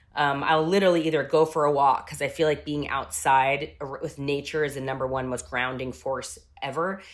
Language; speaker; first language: English; native; English